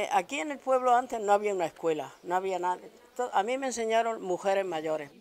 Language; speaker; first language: Spanish; native; Spanish